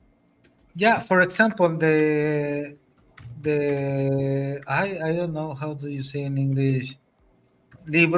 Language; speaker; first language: English; non-native, learner; Spanish